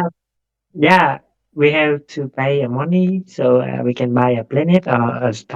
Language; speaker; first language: English; non-native, learner; Vietnamese